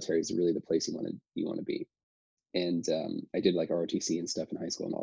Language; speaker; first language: English; native; English